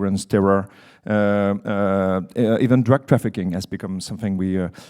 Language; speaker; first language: English; non-native, fluent; French